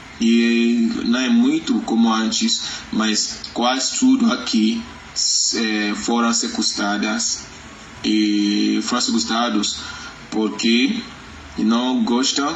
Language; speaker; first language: Portuguese; non-native, learner; Yoruba